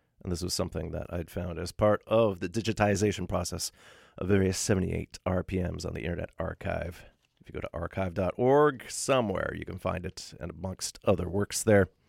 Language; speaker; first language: English; native; English